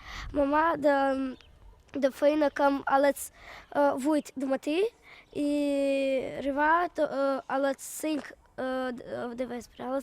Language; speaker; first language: Catalan; non-native, learner; Russian